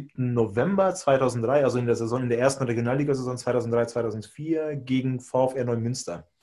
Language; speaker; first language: German; non-native, fluent; Hungarian